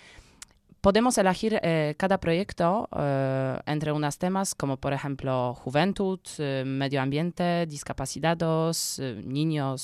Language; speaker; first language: Spanish; non-native, learner; Polish